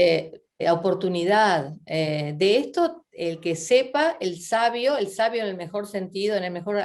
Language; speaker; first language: Spanish; native; Spanish